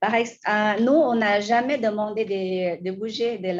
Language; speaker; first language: French; non-native, fluent; Lao